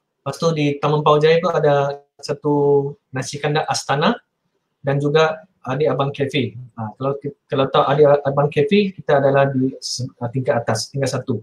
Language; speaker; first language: Malay; non-native, local second language; Chinese